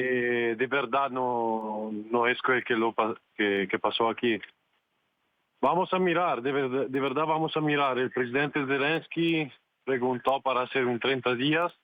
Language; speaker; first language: Spanish; non-native, fluent; Italian